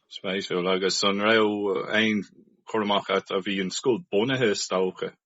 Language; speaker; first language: Irish; non-native, local second language; English